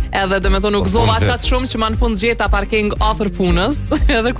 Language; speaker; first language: Albanian; native; Albanian